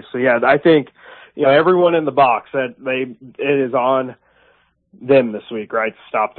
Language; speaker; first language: English; native; English